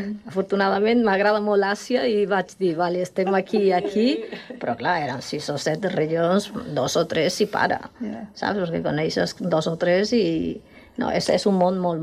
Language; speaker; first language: Catalan; non-native, local second language; Spanish